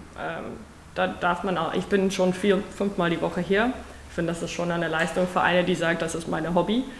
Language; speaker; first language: German; non-native, fluent; Afrikaans